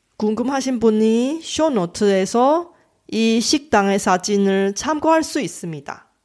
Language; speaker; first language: Korean; non-native, fluent; Chinese